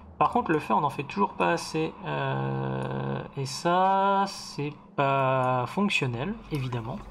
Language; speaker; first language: French; native; French